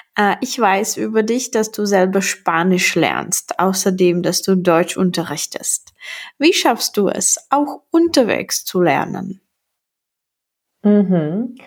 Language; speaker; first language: German; non-native, fluent; Czech